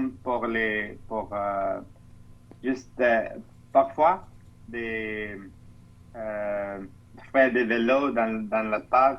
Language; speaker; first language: French; non-native, learner; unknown